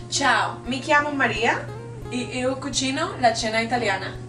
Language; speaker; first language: Italian; non-native, learner; English